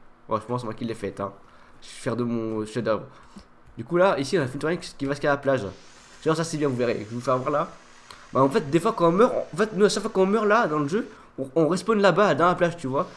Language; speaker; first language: French; native; French